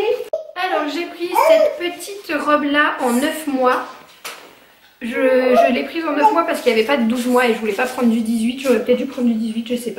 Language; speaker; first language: French; native; French